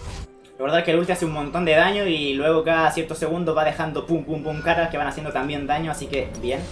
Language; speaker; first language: Spanish; native; Spanish